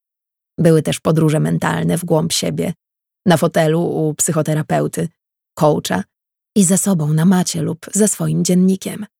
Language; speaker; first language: Polish; native; Polish